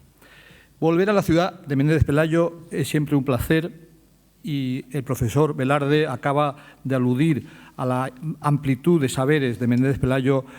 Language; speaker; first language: Spanish; native; Spanish